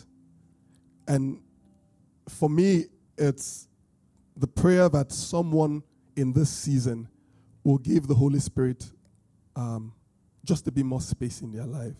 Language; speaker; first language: English; non-native, local second language; Bini